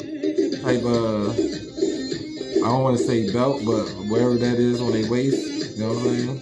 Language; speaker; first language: English; native; English